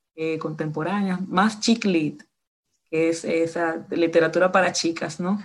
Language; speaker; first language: Spanish; native; Spanish